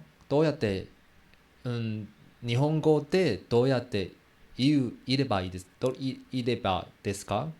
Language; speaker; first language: Japanese; non-native, learner; Chinese